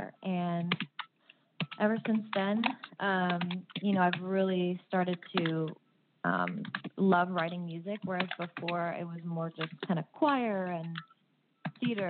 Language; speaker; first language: English; native; English